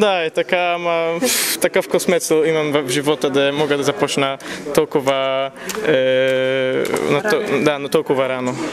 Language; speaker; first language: Bulgarian; early bilingual, heritage; Polish